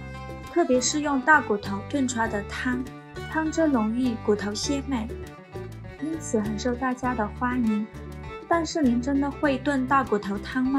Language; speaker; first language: Chinese; native; Chinese